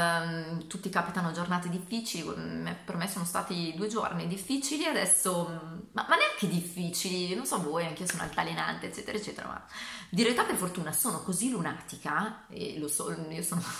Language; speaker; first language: Italian; native; Italian